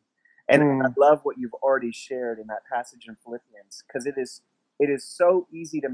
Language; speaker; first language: English; native; English